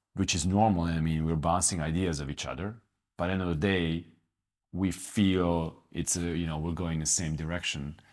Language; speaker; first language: English; non-native, fluent; Croatian